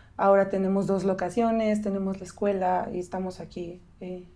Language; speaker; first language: Spanish; native; Spanish